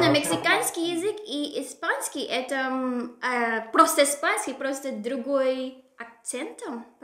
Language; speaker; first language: Russian; non-native, learner; Filipino